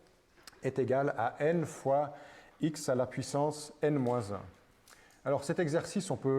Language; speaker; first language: French; native; French